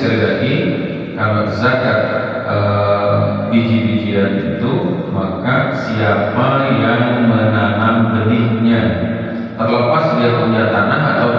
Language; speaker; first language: Indonesian; native; Indonesian